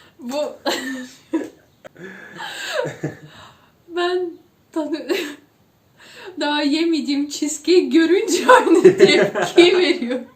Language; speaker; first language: Turkish; non-native, fluent; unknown